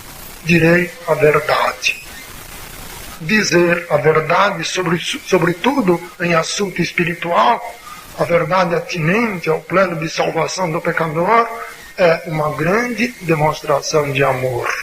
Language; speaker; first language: Portuguese; native; Portuguese